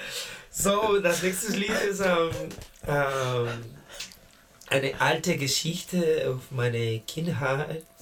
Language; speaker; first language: German; non-native, learner; Spanish